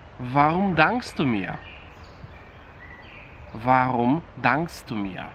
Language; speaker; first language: German; non-native, fluent; Polish